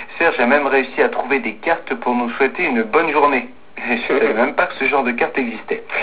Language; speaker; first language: French; native; French